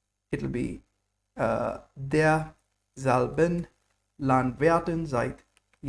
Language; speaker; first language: German; non-native, fluent; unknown